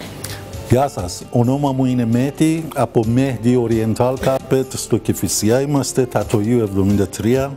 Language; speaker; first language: Greek; non-native, learner; Persian